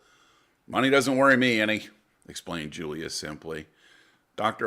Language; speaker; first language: English; native; English